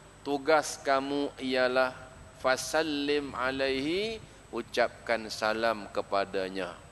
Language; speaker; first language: Malay; native; Malay